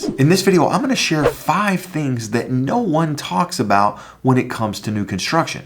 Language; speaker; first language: English; native; English